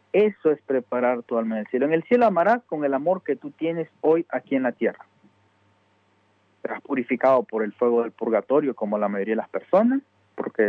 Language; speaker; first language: Spanish; native; Spanish